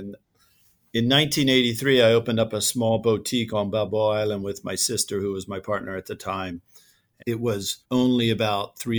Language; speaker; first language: English; native; English